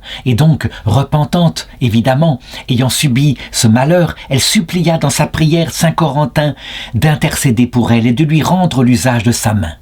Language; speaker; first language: French; native; French